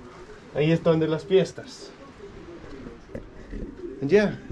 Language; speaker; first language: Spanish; non-native, fluent; Danish